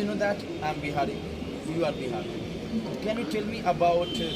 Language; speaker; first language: English; non-native, local second language; Hindi